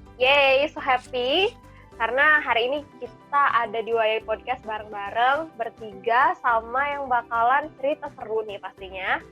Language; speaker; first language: Indonesian; native; Indonesian